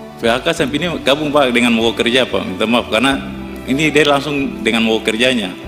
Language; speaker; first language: Indonesian; native; Indonesian